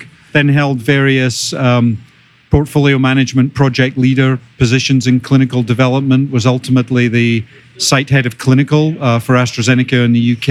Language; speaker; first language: English; native; English